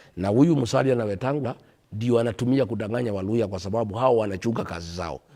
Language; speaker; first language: Swahili; non-native, local second language; Kikuyu